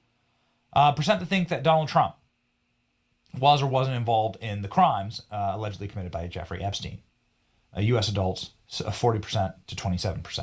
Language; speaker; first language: English; native; English